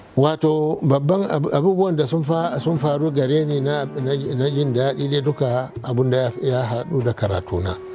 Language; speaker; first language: Hausa; non-native, local second language; Arabic